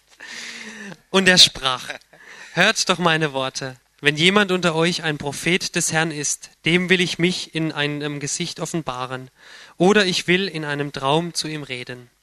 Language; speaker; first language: German; native; German